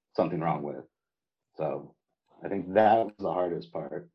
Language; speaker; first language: English; native; English